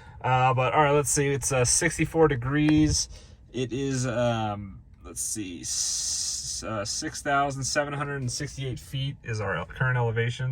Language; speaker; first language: English; native; English